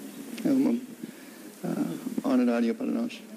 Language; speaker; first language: Portuguese; non-native, learner; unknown